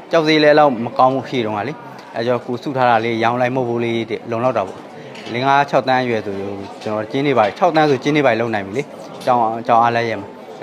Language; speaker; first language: Burmese; native; Burmese